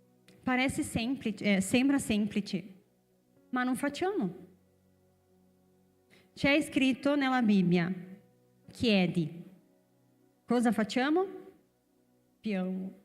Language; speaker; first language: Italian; non-native, fluent; Portuguese